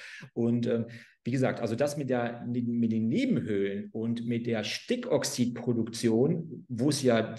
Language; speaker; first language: German; native; German